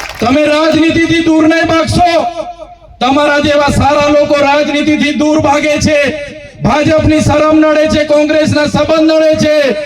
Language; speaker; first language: Gujarati; non-native, local second language; Vasavi